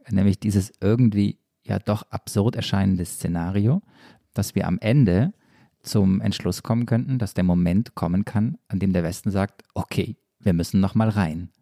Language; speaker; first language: German; native; German